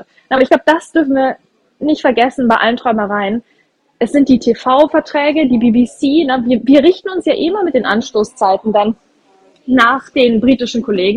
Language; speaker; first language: German; native; German